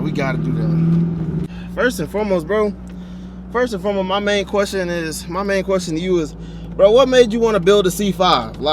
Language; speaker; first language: English; native; English